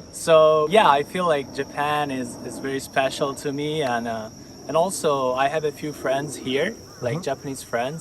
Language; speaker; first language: English; non-native, fluent; Italian